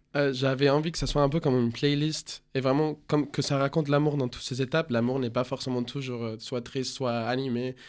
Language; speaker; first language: French; non-native, fluent; Spanish